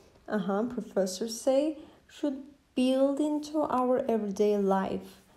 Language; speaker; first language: English; non-native, fluent; Azerbaijani